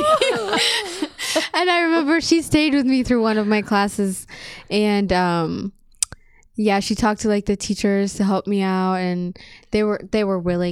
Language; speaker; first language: English; non-native, fluent; Amharic